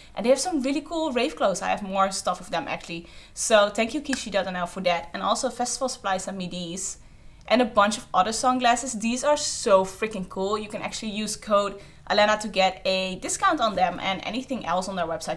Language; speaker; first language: English; non-native, fluent; Dutch